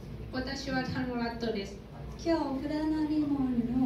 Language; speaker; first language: Japanese; non-native, learner; Thai